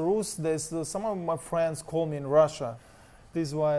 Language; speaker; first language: English; non-native, learner; Russian